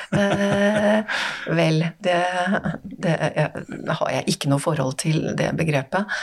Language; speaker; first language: Norwegian; native; Norwegian